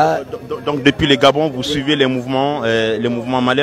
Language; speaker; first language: French; non-native, local second language; Bambara